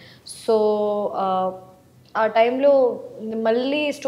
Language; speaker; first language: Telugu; non-native, learner; Hindi